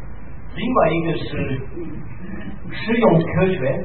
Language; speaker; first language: Chinese; non-native, fluent; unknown